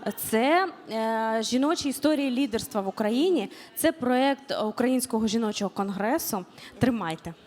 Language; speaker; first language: Ukrainian; native; Ukrainian